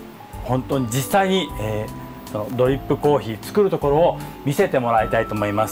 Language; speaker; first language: Japanese; native; Japanese